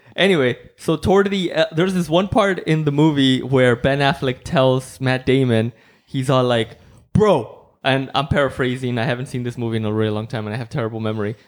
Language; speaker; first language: English; non-native, fluent; Spanish